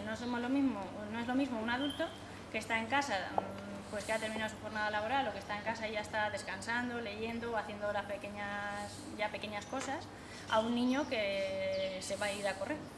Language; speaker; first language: Spanish; native; Spanish